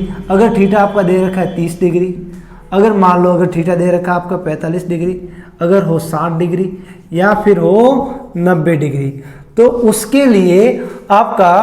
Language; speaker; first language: Hindi; native; Hindi